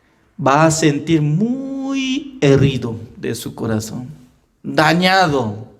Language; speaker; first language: Spanish; non-native, fluent; Korean